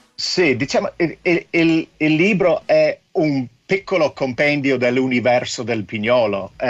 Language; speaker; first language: Italian; non-native, fluent; English